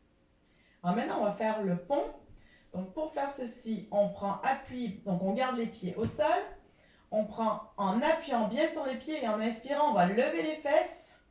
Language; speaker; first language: French; native; French